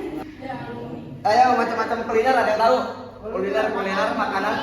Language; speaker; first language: Indonesian; native; Indonesian